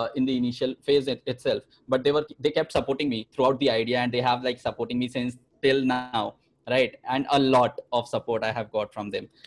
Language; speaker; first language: English; non-native, local second language; Hindi